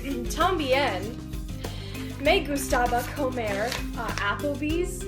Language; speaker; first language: Spanish; non-native, learner; English